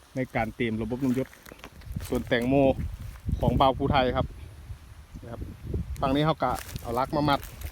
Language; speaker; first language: Thai; native; Thai